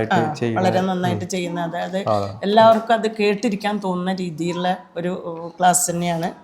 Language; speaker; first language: Malayalam; native; Malayalam